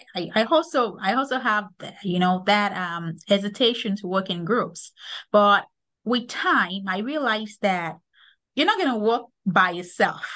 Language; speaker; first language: English; non-native, local second language; Yoruba